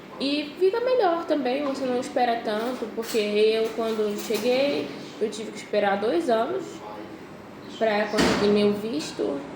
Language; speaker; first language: Portuguese; native; Portuguese